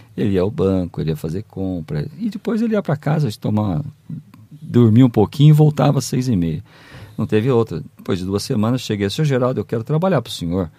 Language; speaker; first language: Portuguese; native; Portuguese